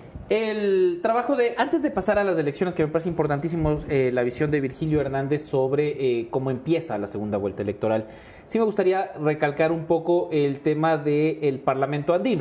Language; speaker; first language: Spanish; native; Spanish